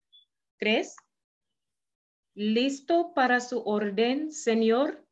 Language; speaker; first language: Spanish; non-native, fluent; English